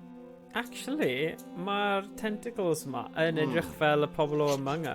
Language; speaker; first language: Welsh; native; Welsh